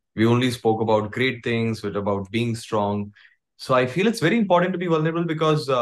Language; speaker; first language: English; non-native, local second language; Hindi